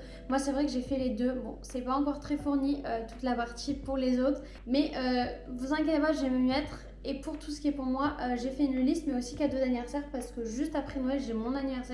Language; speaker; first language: French; native; French